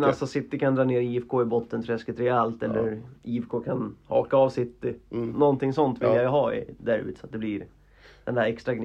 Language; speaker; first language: Swedish; native; Swedish